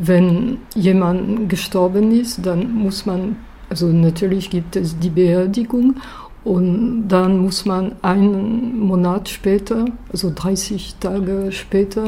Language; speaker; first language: German; non-native, fluent; French